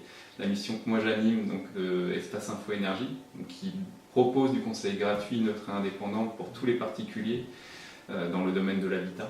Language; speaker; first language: French; native; French